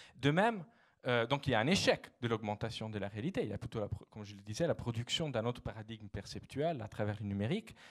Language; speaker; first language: French; non-native, fluent; Italian